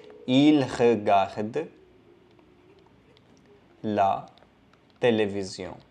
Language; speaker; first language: French; non-native, fluent; Hindi